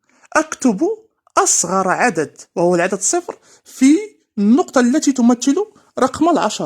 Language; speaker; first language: Arabic; native; Arabic